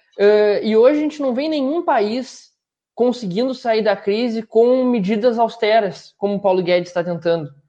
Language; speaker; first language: Portuguese; native; Portuguese